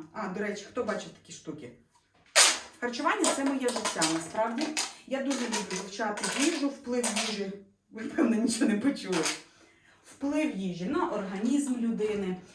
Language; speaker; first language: Ukrainian; non-native, local second language; Russian